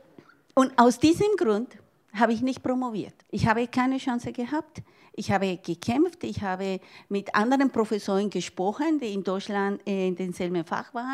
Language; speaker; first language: German; non-native, fluent; Spanish